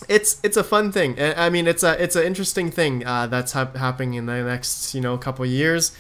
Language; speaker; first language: English; native; English